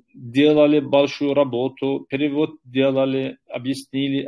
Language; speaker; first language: Russian; non-native, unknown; Turkish